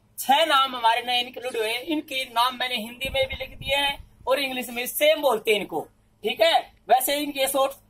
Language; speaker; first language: Hindi; native; Hindi